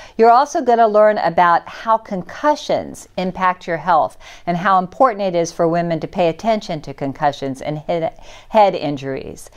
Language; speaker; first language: English; native; English